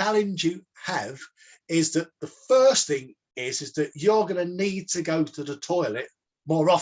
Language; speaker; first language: English; native; English